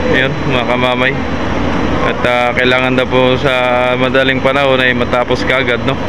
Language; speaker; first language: Filipino; non-native, local second language; Cebuano